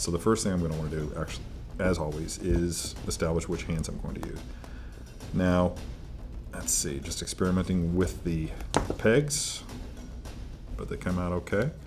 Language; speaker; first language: English; native; English